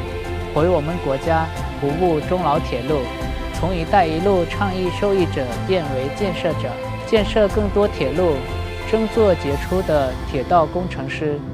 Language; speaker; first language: Chinese; non-native, learner; Lao